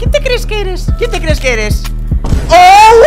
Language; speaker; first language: Spanish; native; Spanish